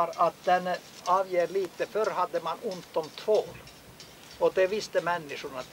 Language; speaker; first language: Swedish; non-native, local second language; Finnish